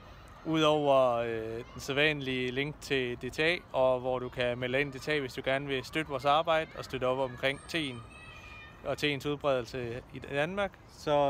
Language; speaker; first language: Danish; native; Danish